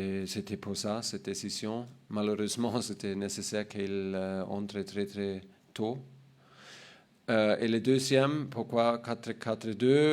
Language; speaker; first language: French; non-native, learner; German